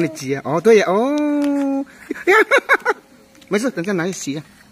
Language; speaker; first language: Chinese; native; Chinese